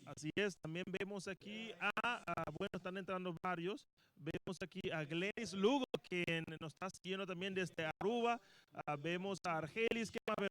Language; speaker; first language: Spanish; native; Spanish